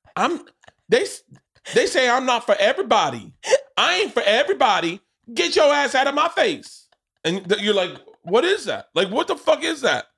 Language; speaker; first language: English; native; English